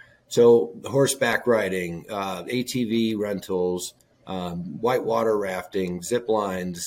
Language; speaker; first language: English; native; English